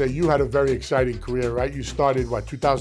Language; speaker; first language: English; native; English